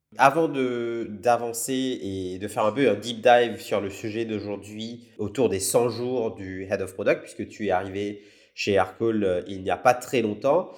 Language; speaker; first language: French; native; French